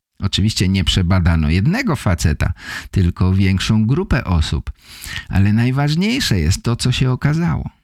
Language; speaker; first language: Polish; native; Polish